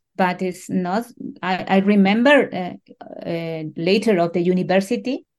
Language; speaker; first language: English; non-native, learner; Spanish